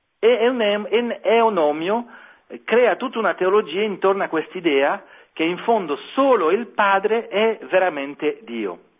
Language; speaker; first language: Italian; non-native, fluent; French